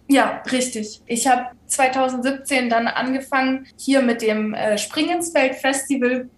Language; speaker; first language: German; native; German